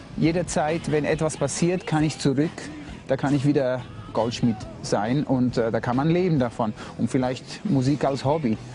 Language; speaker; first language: German; native; German